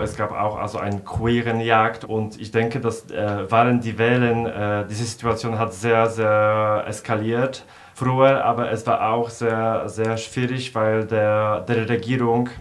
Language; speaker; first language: German; non-native, fluent; Polish